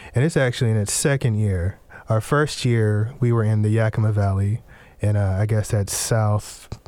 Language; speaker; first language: English; native; English